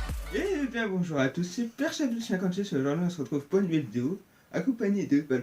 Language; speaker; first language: French; native; French